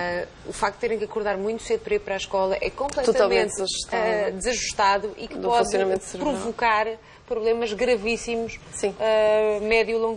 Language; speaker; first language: Portuguese; native; Portuguese